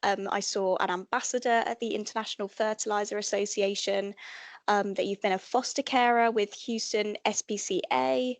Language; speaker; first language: English; native; English